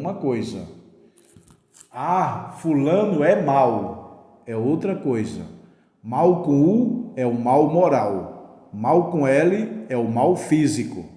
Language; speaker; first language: Portuguese; native; Portuguese